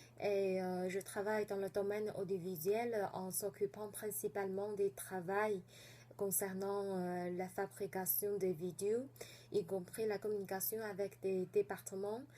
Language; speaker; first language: French; non-native, fluent; Chinese